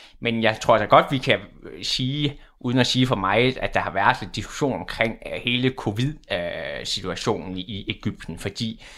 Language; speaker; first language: Danish; native; Danish